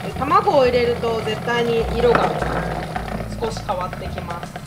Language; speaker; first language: Japanese; native; Japanese